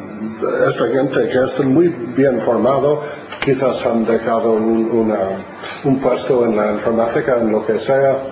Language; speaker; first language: Spanish; non-native, fluent; English